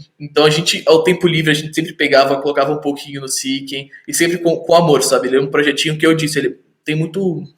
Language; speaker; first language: Portuguese; native; Portuguese